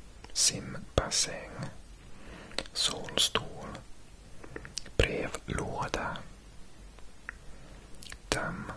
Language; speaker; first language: Swedish; non-native, learner; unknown